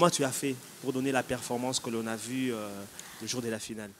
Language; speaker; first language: French; non-native, local second language; Lingala